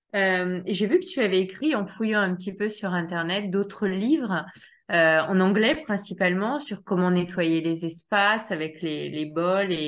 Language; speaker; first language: French; native; French